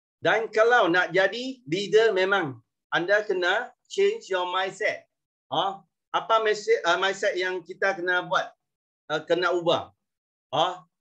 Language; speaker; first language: Malay; non-native, local second language; Chinese